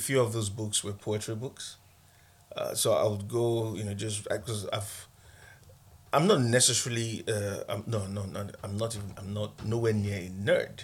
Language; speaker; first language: English; non-native, local second language; Igbo